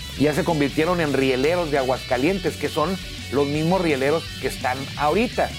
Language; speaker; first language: Spanish; native; Spanish